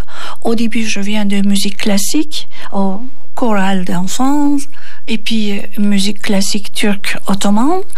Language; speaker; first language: French; non-native, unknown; Turkish